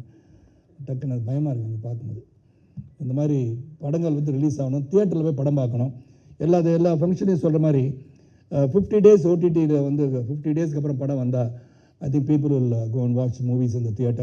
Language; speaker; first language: Tamil; native; Tamil